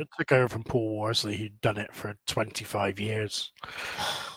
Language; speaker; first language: English; native; English